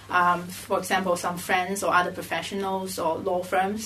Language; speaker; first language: English; non-native, local second language; Cantonese